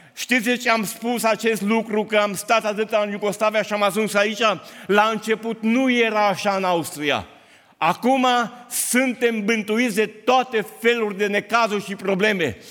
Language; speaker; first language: Romanian; non-native, local second language; Hungarian